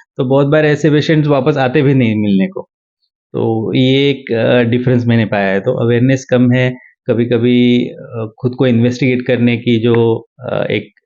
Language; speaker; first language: Hindi; non-native, local second language; Marathi